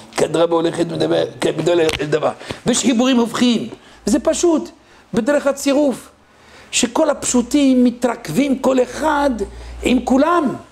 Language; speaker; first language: Hebrew; non-native, fluent; French